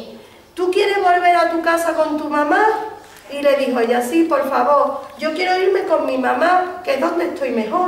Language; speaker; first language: Spanish; native; Spanish